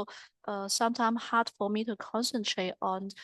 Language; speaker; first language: English; non-native, learner; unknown